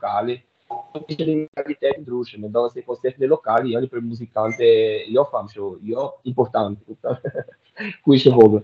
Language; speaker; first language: Albanian; non-native, learner; Portuguese